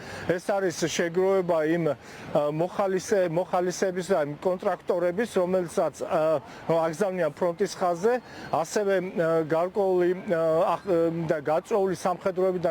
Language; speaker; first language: Georgian; native; Georgian